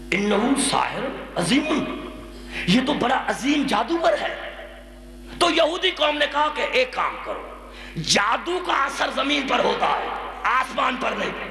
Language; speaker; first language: Urdu; non-native, local second language; Sindhi